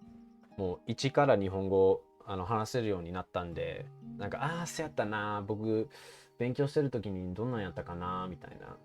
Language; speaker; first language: Japanese; non-native, fluent; English